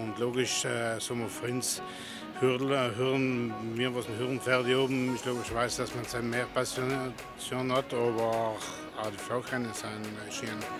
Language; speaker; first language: German; native; German